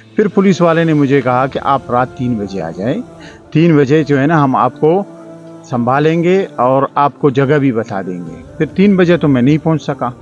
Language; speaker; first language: Urdu; non-native, local second language; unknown